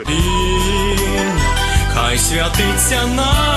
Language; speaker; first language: Ukrainian; native; Ukrainian